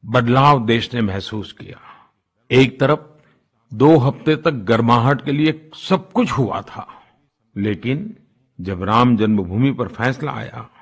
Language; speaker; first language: Hindi; non-native, local second language; Gujarati